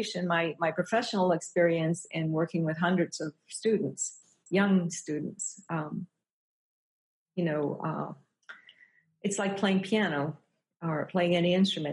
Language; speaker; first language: English; native; English